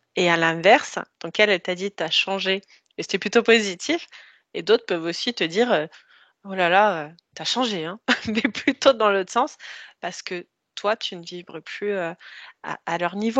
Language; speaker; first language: French; native; French